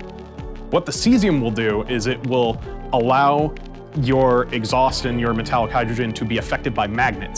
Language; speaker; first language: English; native; English